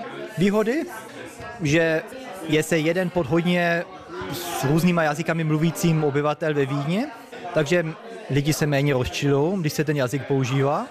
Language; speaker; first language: Czech; early bilingual, heritage; Czech